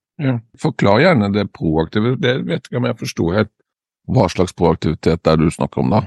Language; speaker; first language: Norwegian; native; Norwegian